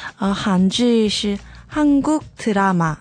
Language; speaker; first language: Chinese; non-native, learner; Korean